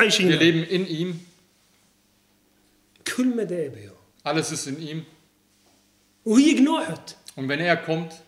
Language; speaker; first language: German; early bilingual, other home language; Aramaic